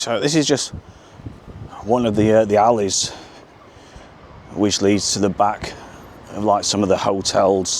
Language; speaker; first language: English; native; English